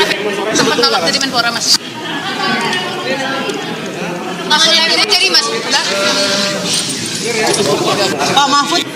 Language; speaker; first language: Indonesian; native; Indonesian